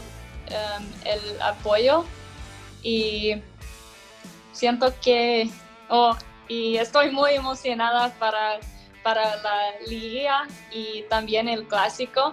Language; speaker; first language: Spanish; non-native, learner; English